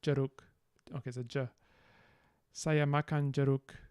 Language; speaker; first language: Indonesian; non-native, learner; English